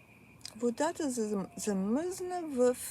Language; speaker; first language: Bulgarian; early bilingual, heritage; Bulgarian